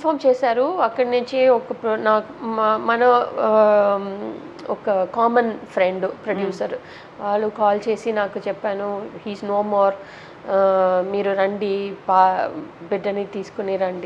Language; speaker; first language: Telugu; non-native, fluent; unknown